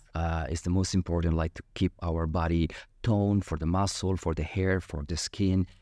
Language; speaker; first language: English; non-native, fluent; Italian